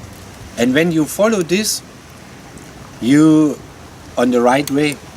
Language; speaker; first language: English; non-native, learner; German